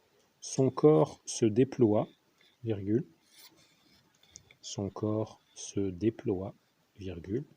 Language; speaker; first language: French; native; French